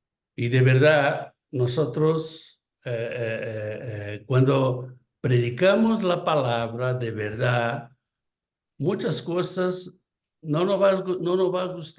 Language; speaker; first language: Spanish; non-native, fluent; Portuguese